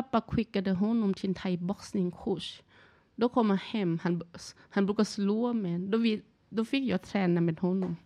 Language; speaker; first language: Swedish; non-native, learner; Thai